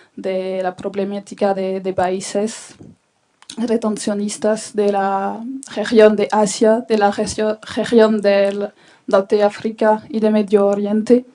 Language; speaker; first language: Spanish; non-native, fluent; French